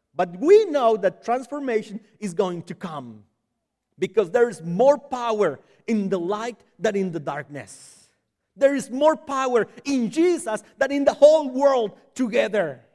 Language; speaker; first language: English; non-native, fluent; Spanish